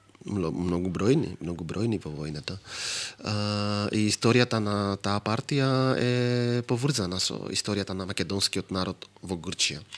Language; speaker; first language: Macedonian; non-native, fluent; Greek